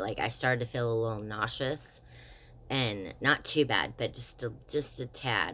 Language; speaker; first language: English; native; English